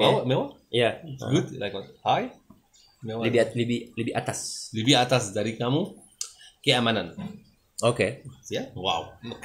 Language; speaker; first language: Indonesian; non-native, learner; French